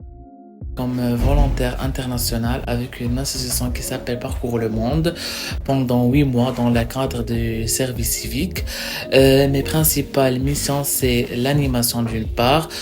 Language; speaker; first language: French; non-native, local second language; Arabic